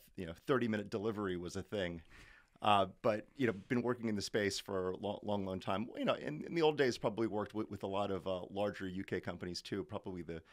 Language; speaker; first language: English; native; English